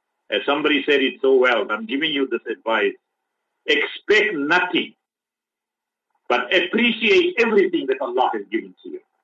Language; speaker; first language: English; native; English